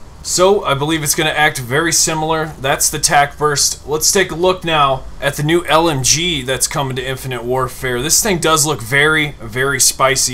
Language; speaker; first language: English; native; English